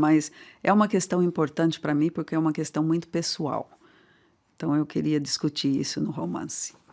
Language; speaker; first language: Portuguese; native; Portuguese